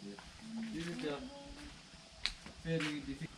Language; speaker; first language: English; non-native, learner; Indonesian